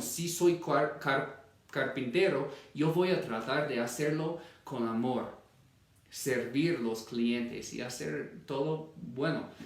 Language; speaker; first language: Spanish; non-native, fluent; English